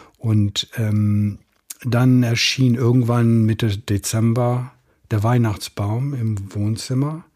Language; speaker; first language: German; non-native, fluent; English